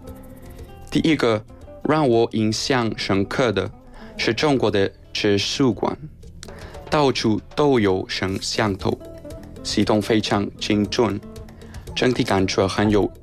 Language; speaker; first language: Chinese; non-native, learner; Spanish